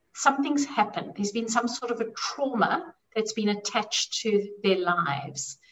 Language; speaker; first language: English; native; English